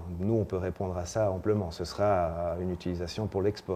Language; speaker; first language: French; native; French